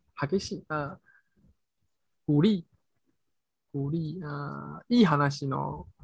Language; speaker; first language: Japanese; non-native, learner; Chinese